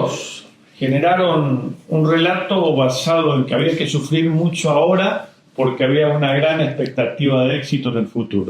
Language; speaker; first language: Spanish; native; Spanish